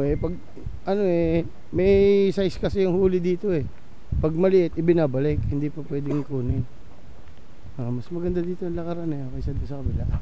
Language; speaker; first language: Filipino; native; Filipino